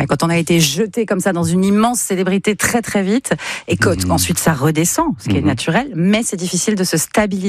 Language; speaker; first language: French; native; French